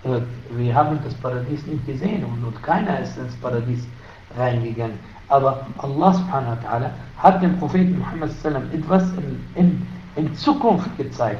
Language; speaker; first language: German; non-native, fluent; Arabic